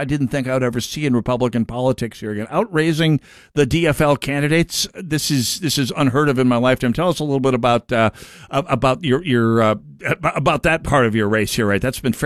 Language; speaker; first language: English; native; English